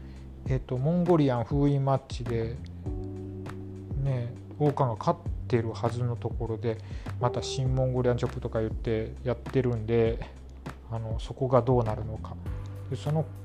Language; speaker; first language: Japanese; native; Japanese